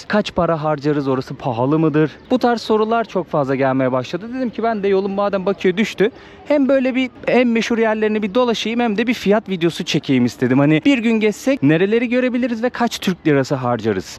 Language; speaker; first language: Turkish; native; Turkish